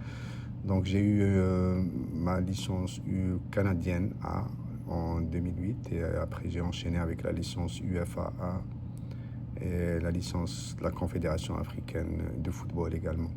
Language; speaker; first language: French; non-native, local second language; Arabic